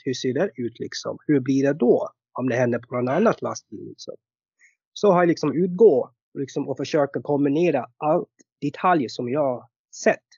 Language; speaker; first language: Swedish; non-native, fluent; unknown